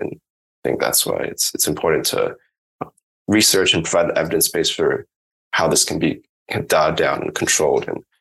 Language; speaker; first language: English; non-native, local second language; Cantonese